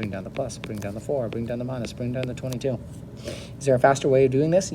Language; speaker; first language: English; native; English